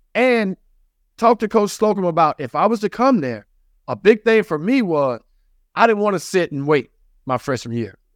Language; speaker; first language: English; native; English